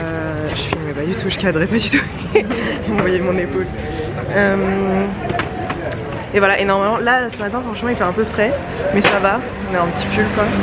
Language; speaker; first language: French; native; French